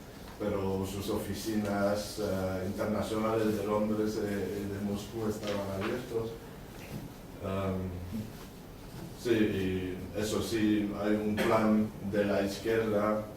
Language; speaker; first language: Spanish; non-native, learner; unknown